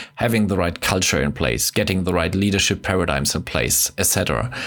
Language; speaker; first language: English; non-native, fluent; German